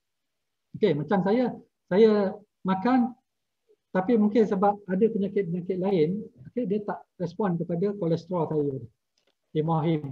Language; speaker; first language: Malay; native; Malay